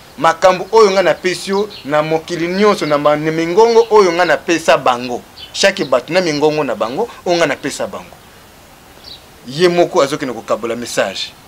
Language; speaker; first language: Lingala; non-native, local second language; Kongo